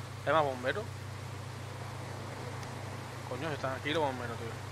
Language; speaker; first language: Spanish; native; Spanish